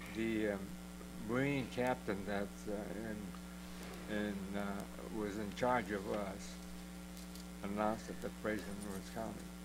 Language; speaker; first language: English; native; English